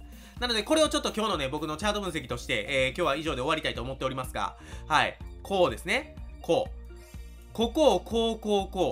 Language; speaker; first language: Japanese; native; Japanese